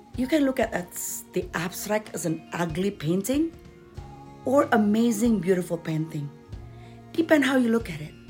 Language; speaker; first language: English; non-native, fluent; Indonesian